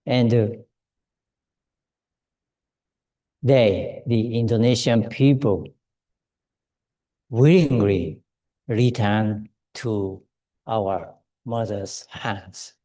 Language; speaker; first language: English; non-native, learner; Japanese